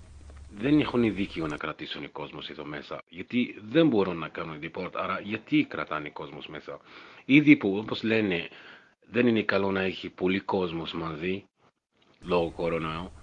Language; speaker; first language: Greek; non-native, fluent; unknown